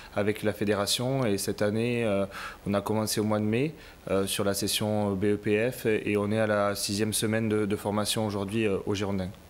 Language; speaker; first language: French; native; French